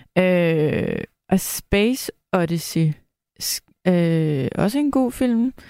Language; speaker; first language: Danish; native; Danish